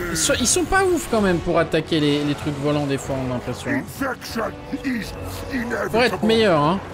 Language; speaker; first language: French; native; French